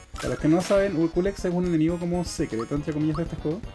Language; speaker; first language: Spanish; native; Spanish